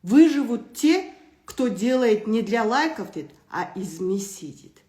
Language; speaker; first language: Russian; non-native, local second language; Kazakh